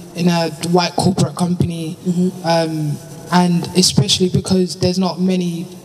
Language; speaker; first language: English; native; English